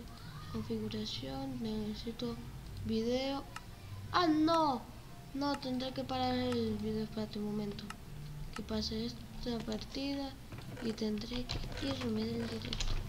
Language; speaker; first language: Spanish; native; Spanish